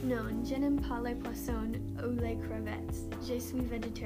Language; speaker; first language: French; non-native, learner; English